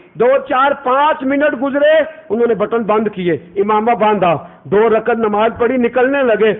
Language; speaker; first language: Urdu; non-native, local second language; Punjabi